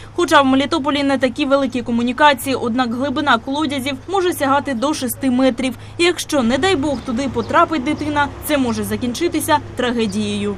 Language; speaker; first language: Ukrainian; native; Ukrainian